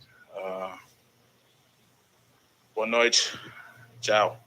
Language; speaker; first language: Portuguese; non-native, learner; English